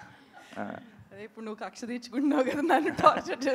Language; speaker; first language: Telugu; native; Telugu